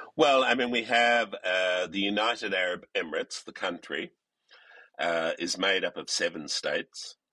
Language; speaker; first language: English; native; English